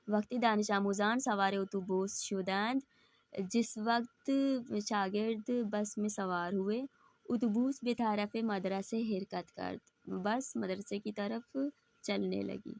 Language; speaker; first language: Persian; non-native, fluent; Urdu